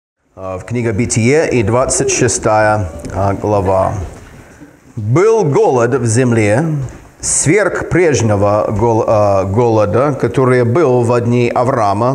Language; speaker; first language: Russian; non-native, fluent; English